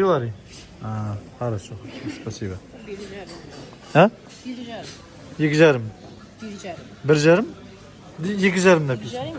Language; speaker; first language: Russian; non-native, local second language; Kazakh